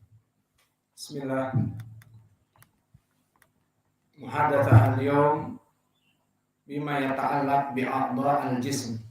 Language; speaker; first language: Arabic; non-native, fluent; Indonesian